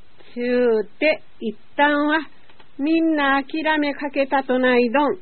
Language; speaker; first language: Japanese; native; Japanese